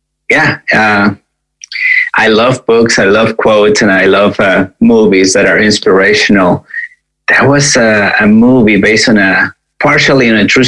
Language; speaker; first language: English; non-native, fluent; Spanish